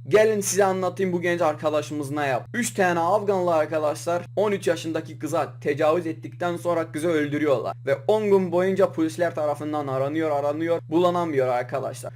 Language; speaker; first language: Turkish; non-native, local second language; Kurdish